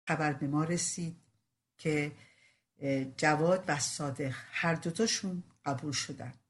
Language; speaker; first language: Persian; non-native, local second language; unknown